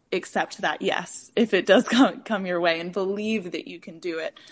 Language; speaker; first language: English; native; English